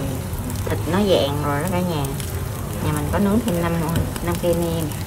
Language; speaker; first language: Vietnamese; native; Vietnamese